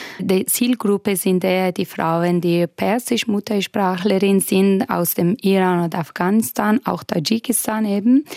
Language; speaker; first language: German; non-native, fluent; Persian